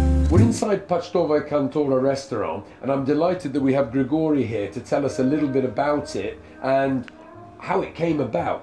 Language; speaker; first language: English; native; English